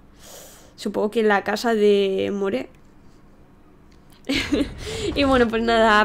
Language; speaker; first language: Spanish; native; Spanish